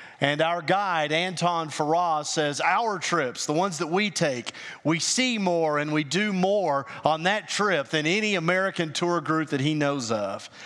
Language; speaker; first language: English; native; English